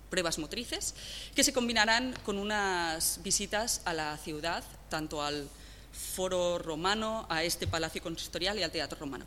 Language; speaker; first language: Spanish; native; Spanish